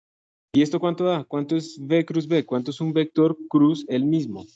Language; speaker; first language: Spanish; native; Spanish